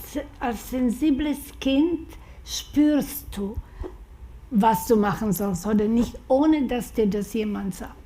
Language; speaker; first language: German; non-native, fluent; Slovak